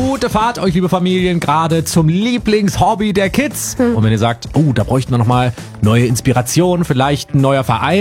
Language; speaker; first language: German; native; German